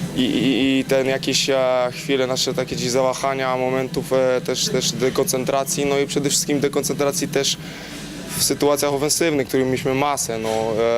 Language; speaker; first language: Polish; native; Polish